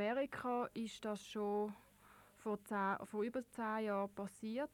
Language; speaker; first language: German; native; German